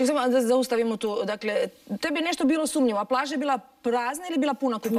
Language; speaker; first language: Croatian; native; Croatian